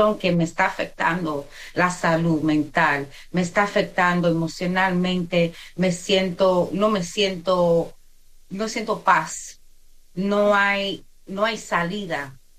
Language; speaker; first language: Spanish; early bilingual, heritage; Spanish